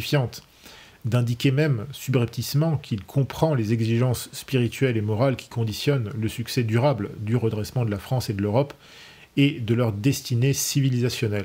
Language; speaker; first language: French; native; French